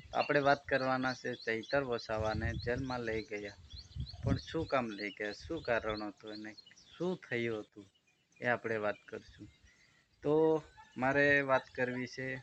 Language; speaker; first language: Gujarati; non-native, local second language; Bhili